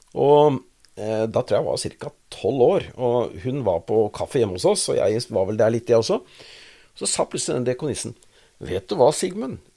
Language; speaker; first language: Norwegian; native; Norwegian